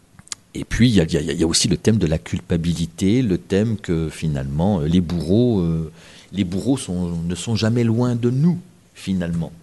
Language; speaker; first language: French; native; French